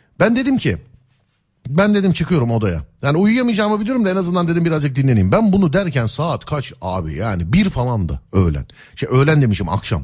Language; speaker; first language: Turkish; native; Turkish